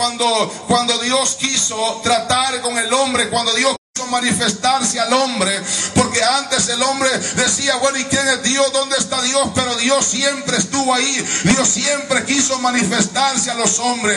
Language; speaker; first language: Spanish; native; Spanish